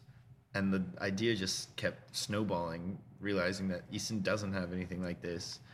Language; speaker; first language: English; native; English